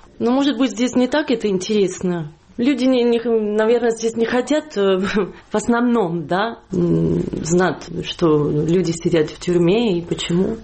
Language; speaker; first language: Russian; non-native, fluent; Catalan